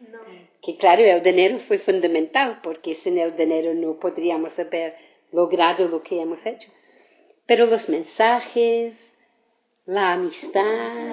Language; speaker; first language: Spanish; non-native, fluent; English